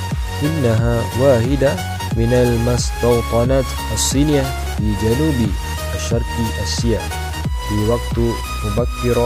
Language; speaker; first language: Arabic; non-native, learner; Malay